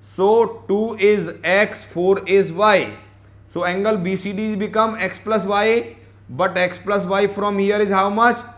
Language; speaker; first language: English; non-native, local second language; Hindi